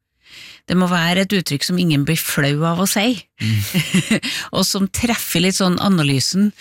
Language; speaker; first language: Norwegian; native; Norwegian